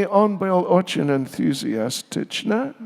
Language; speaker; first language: Russian; non-native, learner; English